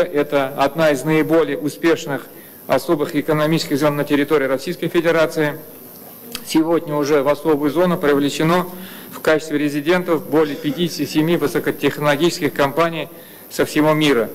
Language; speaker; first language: Russian; native; Russian